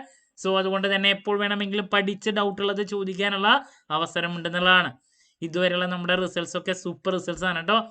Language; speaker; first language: Malayalam; native; Malayalam